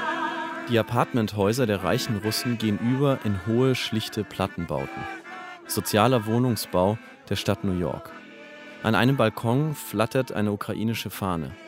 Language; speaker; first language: German; native; German